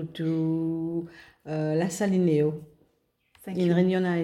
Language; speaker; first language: English; non-native, local second language; Morisyen